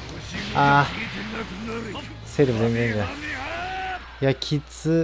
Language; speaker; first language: Japanese; native; Japanese